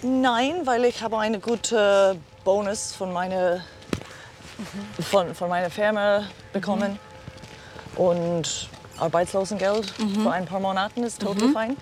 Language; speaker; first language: German; non-native, fluent; English